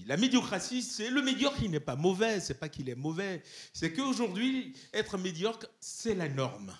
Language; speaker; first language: French; native; French